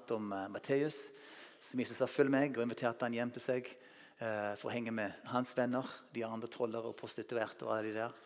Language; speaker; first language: Norwegian; non-native, fluent; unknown